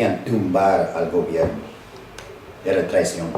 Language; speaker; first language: Spanish; non-native, fluent; English